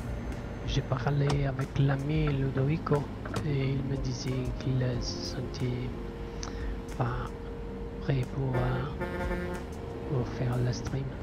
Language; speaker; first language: French; non-native, learner; Italian